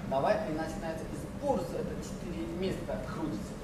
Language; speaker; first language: Russian; non-native, learner; Chinese